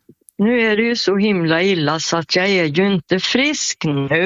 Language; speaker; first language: Swedish; native; Swedish